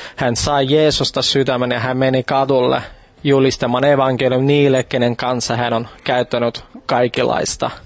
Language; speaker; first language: Finnish; non-native, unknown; Russian